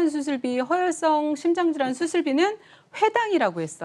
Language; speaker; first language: Korean; native; Korean